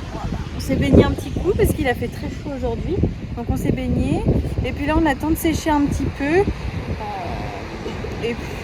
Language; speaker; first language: French; native; French